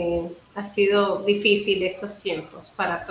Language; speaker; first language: Spanish; native; Spanish